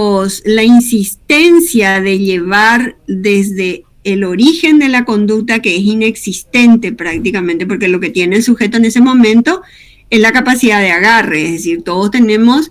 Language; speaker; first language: Spanish; native; Spanish